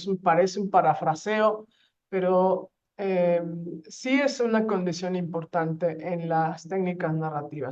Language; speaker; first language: Spanish; native; Spanish